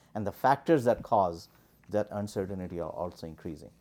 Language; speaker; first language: English; non-native, local second language; Hindi